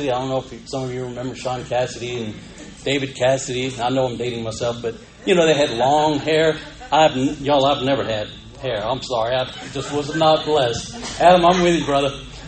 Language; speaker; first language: English; native; English